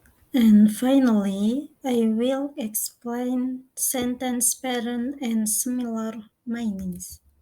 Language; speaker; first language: English; non-native, learner; Indonesian